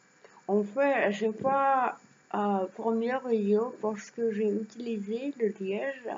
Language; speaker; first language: French; non-native, learner; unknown